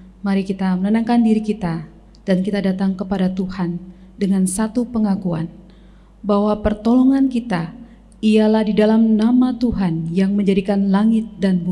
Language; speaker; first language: Indonesian; native; Indonesian